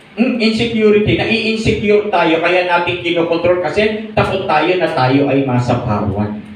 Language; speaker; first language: Filipino; non-native, local second language; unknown